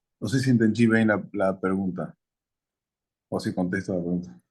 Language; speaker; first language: Portuguese; non-native, learner; Spanish